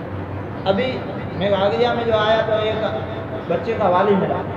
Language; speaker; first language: Urdu; native; Urdu